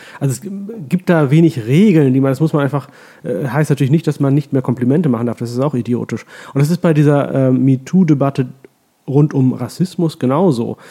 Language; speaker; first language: German; early bilingual, other home language; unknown